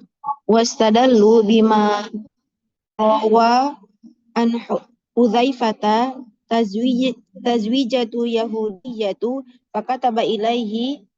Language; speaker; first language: Arabic; non-native, learner; Indonesian